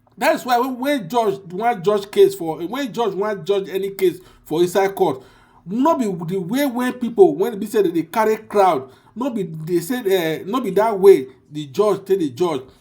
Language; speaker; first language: Nigerian Pidgin; non-native, local second language; Bini